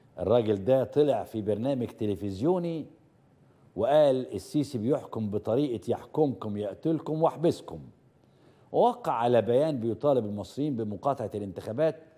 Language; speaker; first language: Arabic; native; Arabic